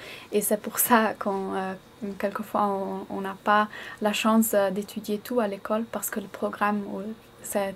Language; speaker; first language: French; non-native, fluent; Italian